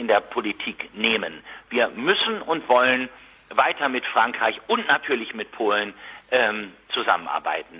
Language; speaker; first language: German; native; German